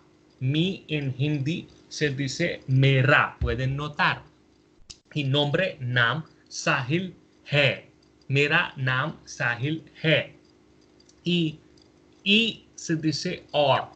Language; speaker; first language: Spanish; non-native, fluent; Hindi